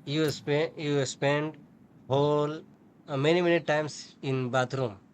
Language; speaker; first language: English; non-native, learner; Urdu